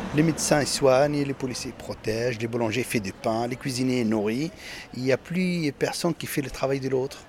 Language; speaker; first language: French; non-native, local second language; Arabic